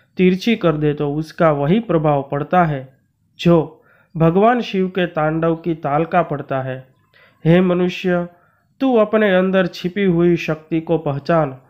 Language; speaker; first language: Hindi; non-native, local second language; Gujarati